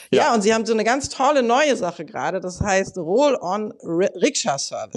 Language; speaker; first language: German; native; German